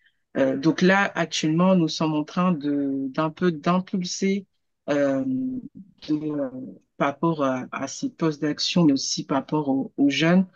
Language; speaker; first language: French; native; French